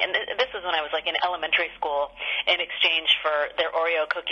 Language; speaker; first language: English; native; English